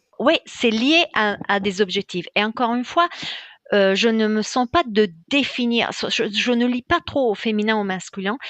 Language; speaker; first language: French; non-native, fluent; Italian